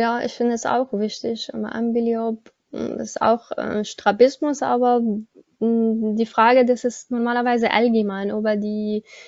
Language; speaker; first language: German; non-native, learner; Arabic